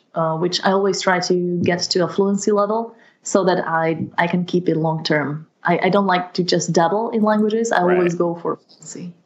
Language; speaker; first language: English; non-native, fluent; Slovak